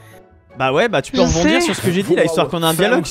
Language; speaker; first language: French; native; French